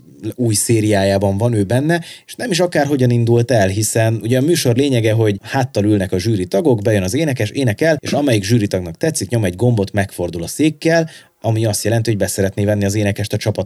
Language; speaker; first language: Hungarian; native; Hungarian